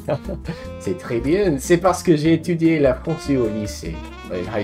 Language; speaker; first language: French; non-native, learner; English